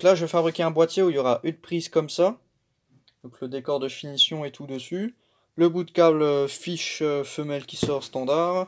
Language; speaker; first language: French; native; French